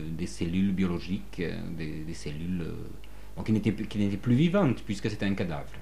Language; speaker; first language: French; non-native, fluent; Polish